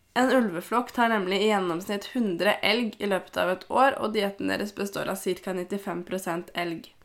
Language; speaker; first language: Norwegian; native; Norwegian